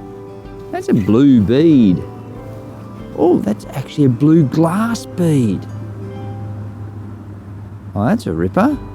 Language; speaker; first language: English; native; English